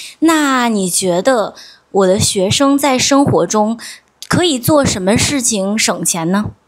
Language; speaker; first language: Chinese; native; Chinese